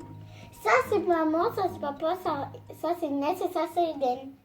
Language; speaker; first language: French; native; French